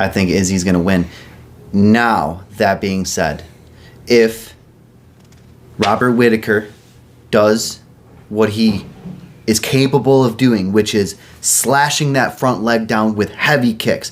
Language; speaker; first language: English; native; English